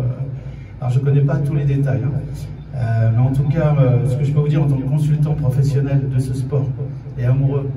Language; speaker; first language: French; native; French